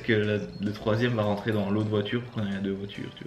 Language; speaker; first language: French; native; French